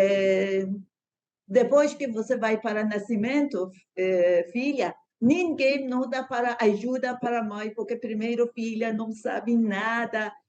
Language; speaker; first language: Portuguese; non-native, learner; Persian